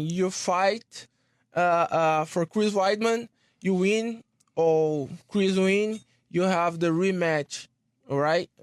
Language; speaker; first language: English; non-native, learner; Portuguese